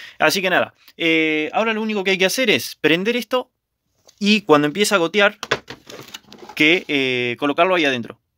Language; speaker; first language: Spanish; native; Spanish